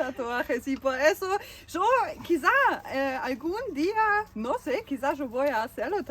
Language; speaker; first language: Spanish; non-native, fluent; German